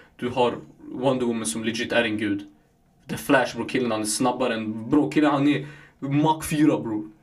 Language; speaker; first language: Swedish; native; Swedish